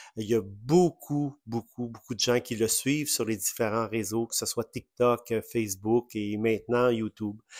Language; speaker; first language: French; native; French